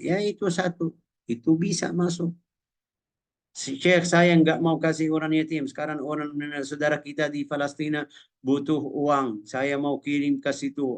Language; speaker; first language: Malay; non-native, fluent; Arabic